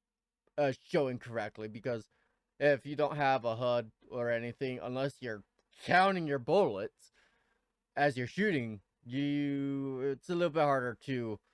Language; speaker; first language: English; native; English